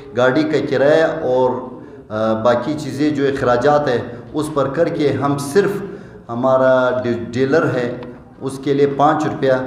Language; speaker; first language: Urdu; non-native, local second language; Pashto